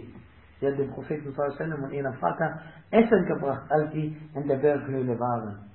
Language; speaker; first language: German; non-native, fluent; Arabic